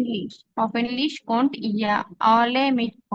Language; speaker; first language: German; non-native, learner; Bangla